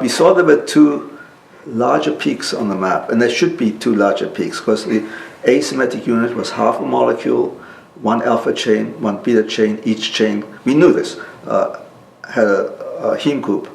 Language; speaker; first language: English; non-native, local second language; German